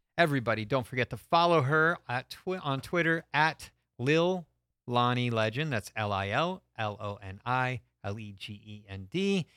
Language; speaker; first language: English; native; English